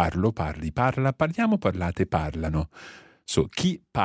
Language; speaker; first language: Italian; non-native, fluent; English